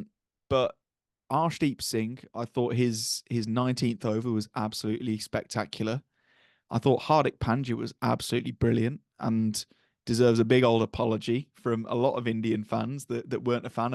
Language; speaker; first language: English; native; English